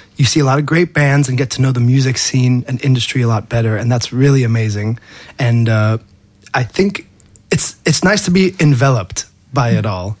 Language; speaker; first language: English; native; English